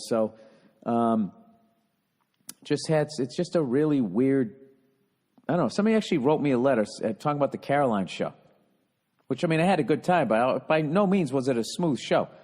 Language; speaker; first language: English; native; English